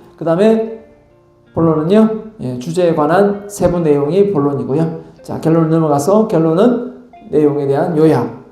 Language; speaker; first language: Korean; native; Korean